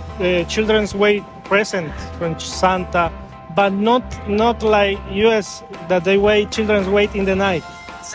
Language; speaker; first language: English; non-native, learner; Spanish